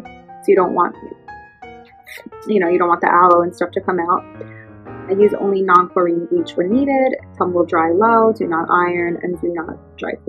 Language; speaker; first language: English; native; English